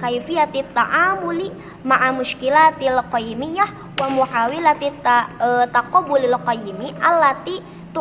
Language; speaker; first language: Arabic; non-native, learner; Indonesian